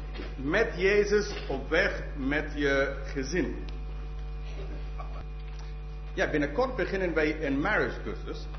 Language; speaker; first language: Dutch; non-native, fluent; English